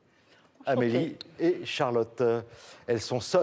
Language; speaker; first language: French; native; French